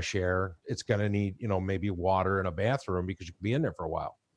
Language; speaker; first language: English; native; English